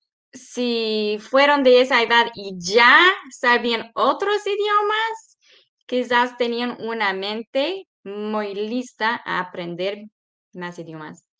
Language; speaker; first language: Spanish; non-native, fluent; English